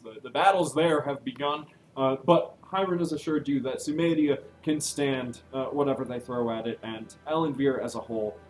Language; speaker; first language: English; native; English